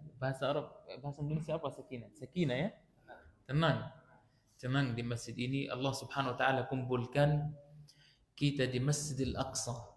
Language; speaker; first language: Malay; non-native, fluent; Arabic